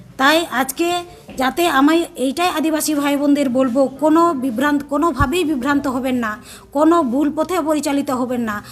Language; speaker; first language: Bangla; non-native, local second language; Santali